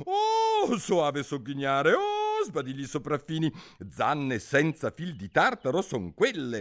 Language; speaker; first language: Italian; native; Italian